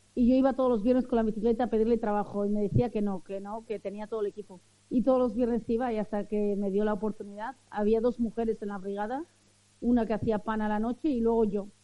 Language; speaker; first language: Spanish; early bilingual, other home language; Arabic